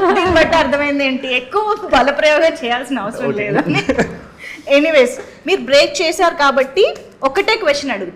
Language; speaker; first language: Telugu; native; Telugu